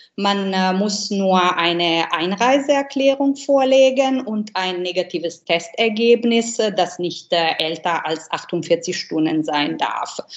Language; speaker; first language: German; non-native, fluent; Italian